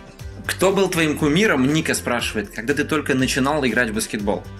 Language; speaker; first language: Russian; native; Russian